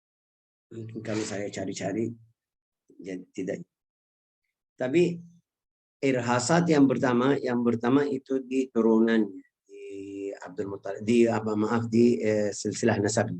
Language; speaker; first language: Indonesian; non-native, fluent; Arabic